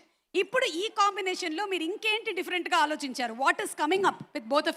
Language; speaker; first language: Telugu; native; Telugu